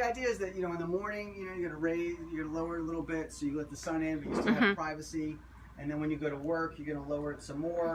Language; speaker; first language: English; native; English